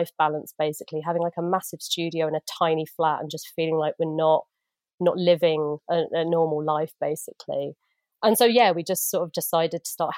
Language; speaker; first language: English; native; English